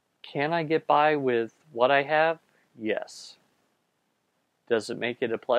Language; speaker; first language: English; native; English